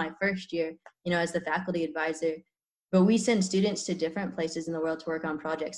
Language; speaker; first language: English; native; English